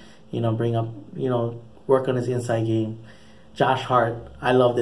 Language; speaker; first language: English; native; English